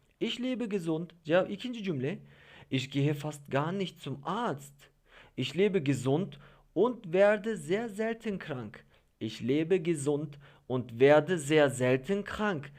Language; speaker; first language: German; non-native, fluent; Turkish